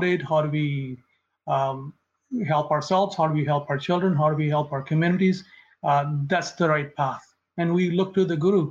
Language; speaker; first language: English; non-native, local second language; Punjabi